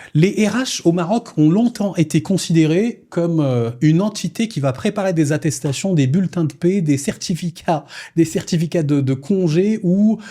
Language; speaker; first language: French; non-native, local second language; Arabic